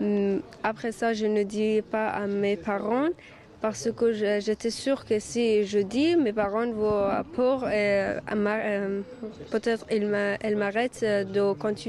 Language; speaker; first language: French; non-native, learner; Persian